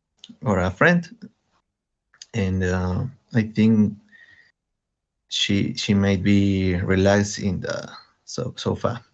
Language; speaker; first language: English; non-native, learner; Spanish